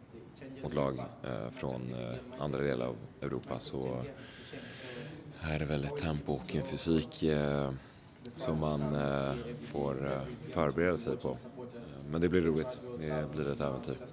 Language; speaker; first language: Swedish; native; Swedish